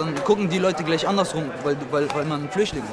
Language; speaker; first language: German; early bilingual, other home language; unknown